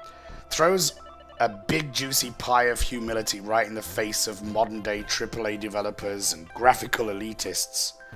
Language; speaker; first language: English; native; English